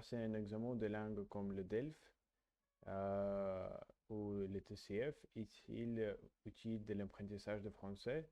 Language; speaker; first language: French; non-native, learner; English